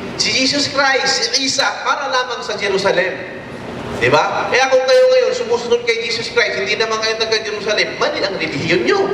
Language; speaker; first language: Filipino; non-native, local second language; Waray